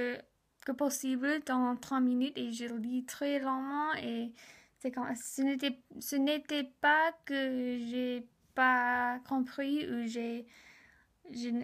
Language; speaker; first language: French; non-native, learner; English